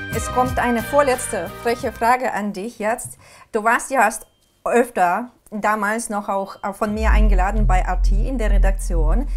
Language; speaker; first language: German; non-native, fluent; Ukrainian